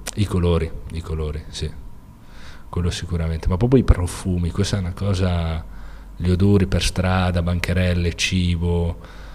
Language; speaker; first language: Italian; native; Italian